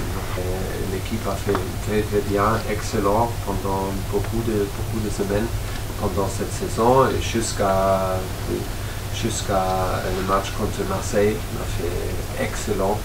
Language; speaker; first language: French; non-native, fluent; German